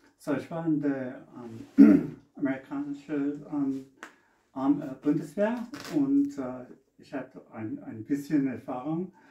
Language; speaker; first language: German; non-native, learner; English